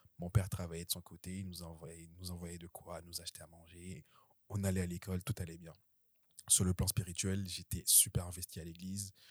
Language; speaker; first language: French; early bilingual, other home language; Haitian Creole